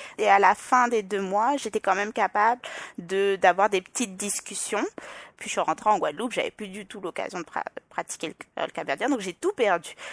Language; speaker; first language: French; native; French